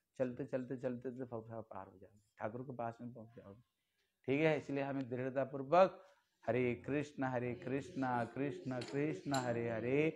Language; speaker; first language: Hindi; non-native, local second language; Bangla